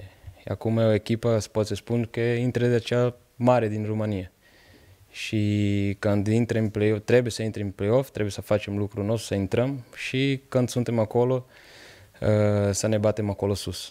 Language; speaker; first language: Romanian; non-native, fluent; Portuguese